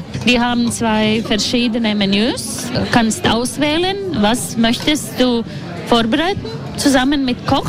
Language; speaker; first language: German; non-native, learner; Latvian